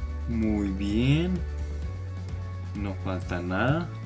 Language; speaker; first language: Spanish; native; Spanish